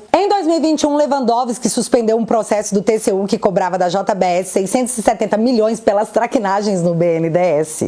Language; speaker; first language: Portuguese; native; Portuguese